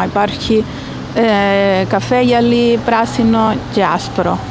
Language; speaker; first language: Greek; early bilingual, heritage; Greek